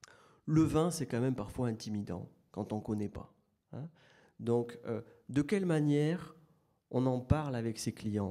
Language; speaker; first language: French; native; French